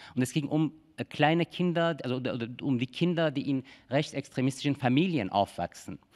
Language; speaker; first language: German; non-native, fluent; Persian